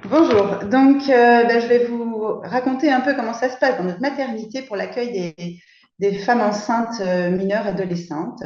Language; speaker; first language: French; native; French